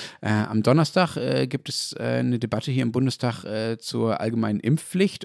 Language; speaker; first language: German; native; German